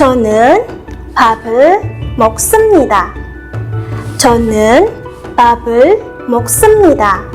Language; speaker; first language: Korean; non-native, fluent; Indonesian